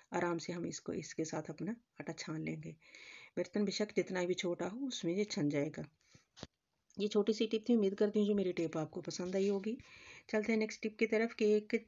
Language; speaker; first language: Hindi; native; Hindi